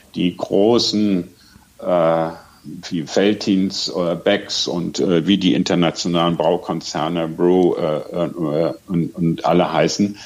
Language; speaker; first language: German; native; German